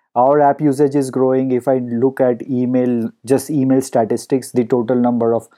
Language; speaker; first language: English; non-native, local second language; Hindi